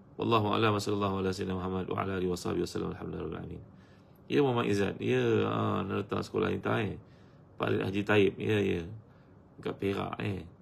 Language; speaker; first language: Malay; native; Malay